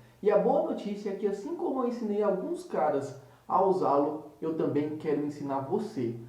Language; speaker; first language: Portuguese; native; Portuguese